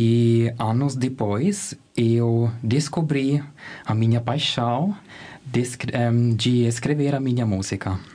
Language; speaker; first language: Portuguese; non-native, learner; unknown